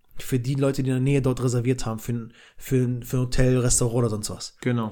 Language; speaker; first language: German; early bilingual, other home language; Albanian